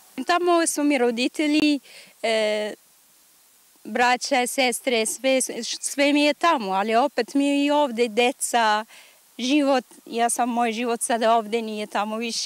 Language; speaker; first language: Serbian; non-native, learner; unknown